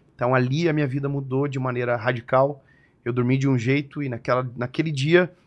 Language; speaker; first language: Portuguese; native; Portuguese